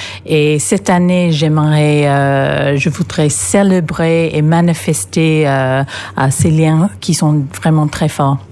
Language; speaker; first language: French; non-native, fluent; English